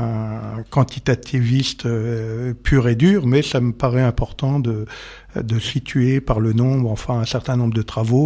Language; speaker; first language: French; native; French